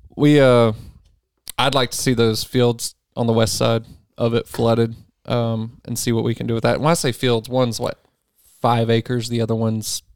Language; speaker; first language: English; native; English